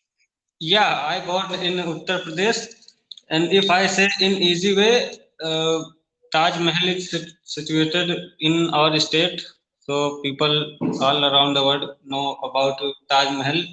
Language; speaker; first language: English; non-native, learner; Hindi